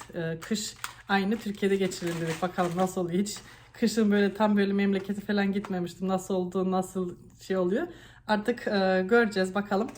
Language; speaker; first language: Turkish; early bilingual, heritage; Turkish